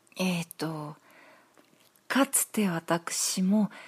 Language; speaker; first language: Japanese; non-native, fluent; Korean